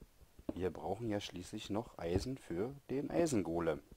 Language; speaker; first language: German; native; German